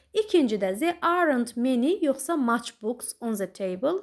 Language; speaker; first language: English; non-native, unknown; Azerbaijani